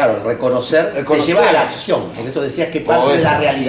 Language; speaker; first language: Spanish; native; Spanish